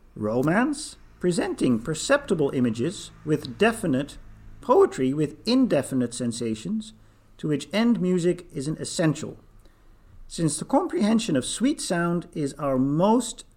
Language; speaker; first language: English; non-native, fluent; Dutch